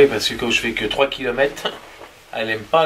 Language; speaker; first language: French; native; French